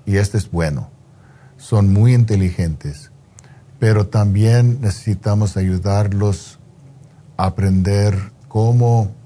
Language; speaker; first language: Spanish; non-native, fluent; English